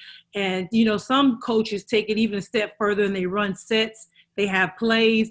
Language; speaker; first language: English; native; English